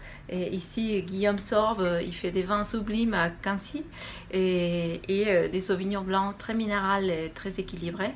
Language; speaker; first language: French; non-native, fluent; Spanish